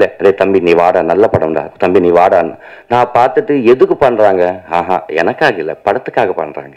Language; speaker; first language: Tamil; non-native, learner; Telugu